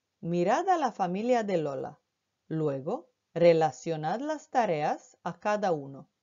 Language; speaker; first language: Spanish; non-native, fluent; Croatian